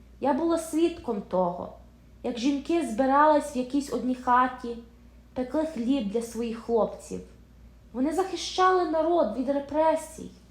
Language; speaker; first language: Ukrainian; early bilingual, heritage; Ukrainian